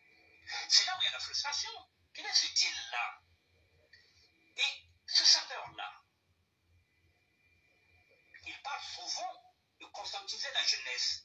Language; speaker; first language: French; non-native, local second language; Lingala